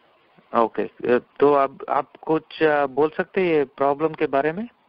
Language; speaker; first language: Hindi; non-native, local second language; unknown